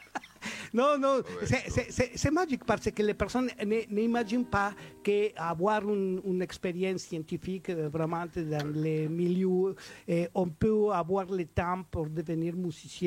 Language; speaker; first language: French; non-native, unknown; Spanish